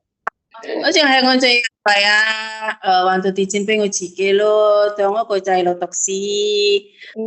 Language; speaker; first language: Cantonese; non-native, learner; Indonesian